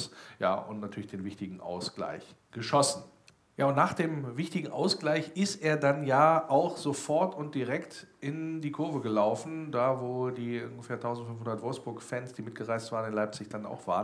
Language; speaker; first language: German; native; German